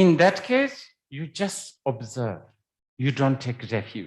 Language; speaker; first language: English; non-native, fluent; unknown